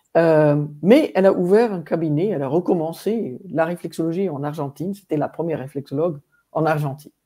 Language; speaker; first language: French; non-native, fluent; English